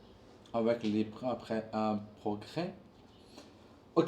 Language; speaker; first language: French; non-native, learner; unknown